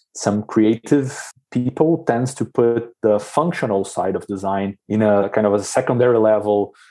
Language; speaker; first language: English; non-native, fluent; Portuguese